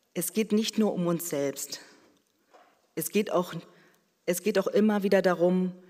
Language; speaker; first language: German; early bilingual, other home language; Korean